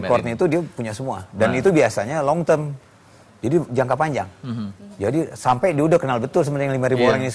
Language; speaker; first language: Indonesian; native; Indonesian